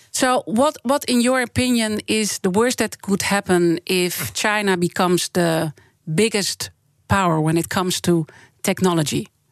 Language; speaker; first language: English; non-native, fluent; Dutch